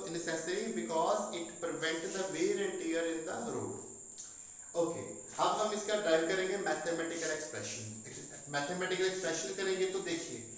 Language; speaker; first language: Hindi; non-native, local second language; Punjabi